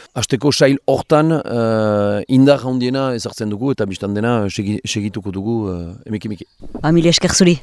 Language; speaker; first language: Basque; native; Basque